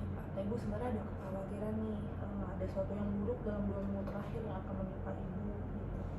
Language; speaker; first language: Indonesian; native; Indonesian